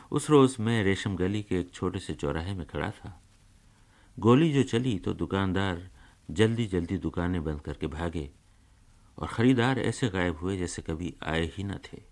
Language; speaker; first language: Urdu; native; Urdu